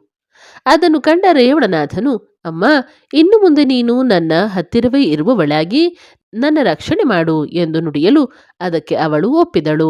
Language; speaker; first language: Kannada; native; Kannada